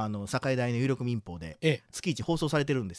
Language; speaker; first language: Japanese; native; Japanese